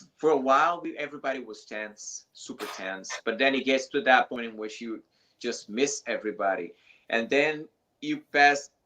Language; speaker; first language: English; non-native, fluent; Portuguese